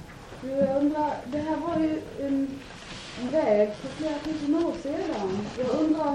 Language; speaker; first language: Swedish; native; Swedish